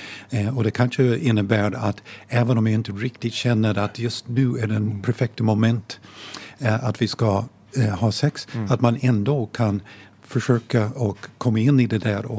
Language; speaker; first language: Swedish; non-native, fluent; English